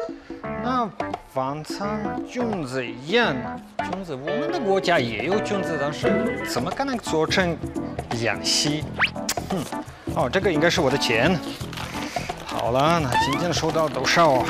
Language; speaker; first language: Chinese; non-native, learner; English